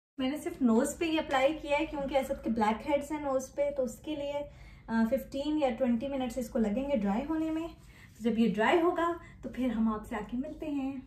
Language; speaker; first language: Urdu; native; Urdu